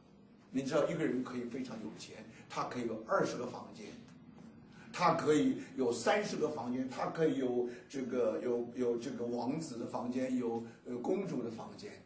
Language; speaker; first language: Chinese; native; Chinese